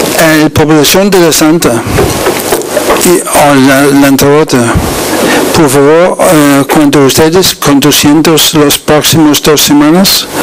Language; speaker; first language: Spanish; non-native, learner; Danish